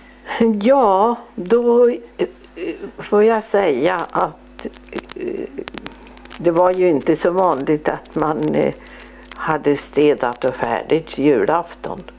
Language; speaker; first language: Swedish; native; Swedish